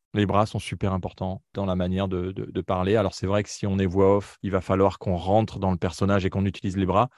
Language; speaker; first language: French; native; French